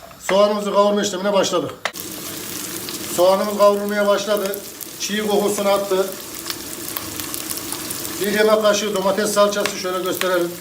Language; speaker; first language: Turkish; native; Turkish